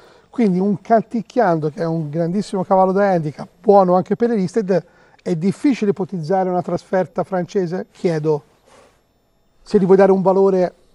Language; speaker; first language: Italian; native; Italian